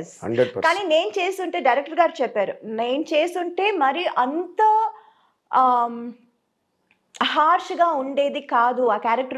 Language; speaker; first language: Telugu; non-native, local second language; Tamil